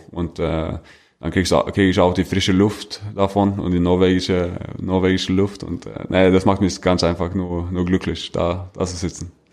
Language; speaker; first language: German; non-native, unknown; Norwegian